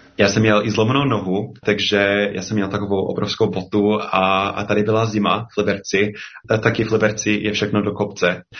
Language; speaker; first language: Czech; non-native, fluent; English